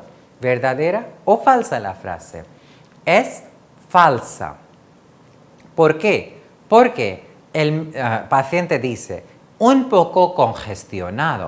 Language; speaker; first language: Spanish; non-native, fluent; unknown